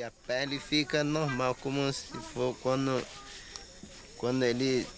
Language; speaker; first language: Portuguese; non-native, local second language; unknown